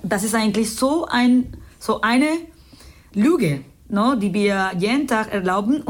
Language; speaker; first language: German; non-native, fluent; Spanish